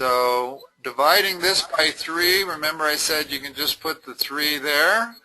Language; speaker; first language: English; native; English